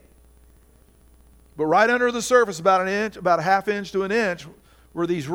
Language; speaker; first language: English; native; English